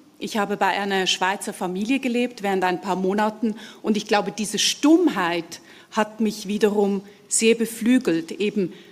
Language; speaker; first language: German; early bilingual, other home language; Hungarian